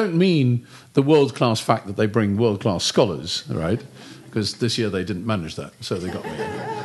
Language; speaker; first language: English; native; English